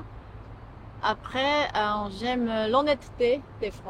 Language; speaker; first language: French; non-native, fluent; Japanese